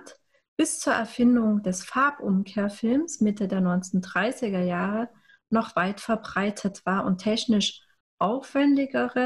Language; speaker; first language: German; native; German